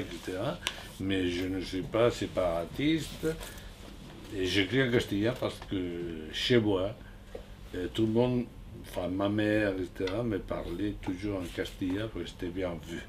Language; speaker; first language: French; non-native, fluent; Spanish